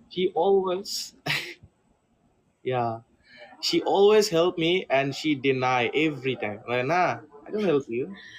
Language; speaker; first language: English; non-native, learner; Bangla